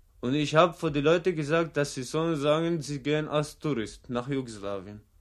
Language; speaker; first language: German; non-native, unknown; Arabic